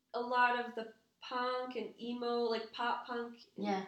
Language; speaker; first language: English; native; English